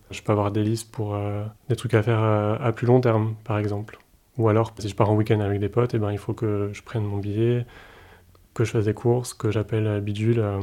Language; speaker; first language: French; native; French